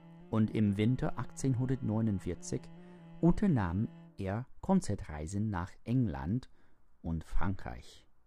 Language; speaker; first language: German; non-native, fluent; English